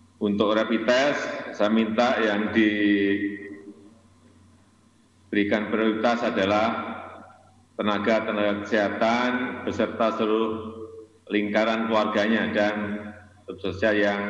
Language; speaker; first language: Indonesian; non-native, local second language; Javanese